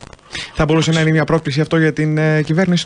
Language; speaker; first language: Greek; native; Greek